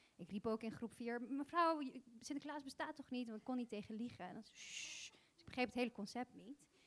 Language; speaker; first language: Dutch; early bilingual, other home language; Bosnian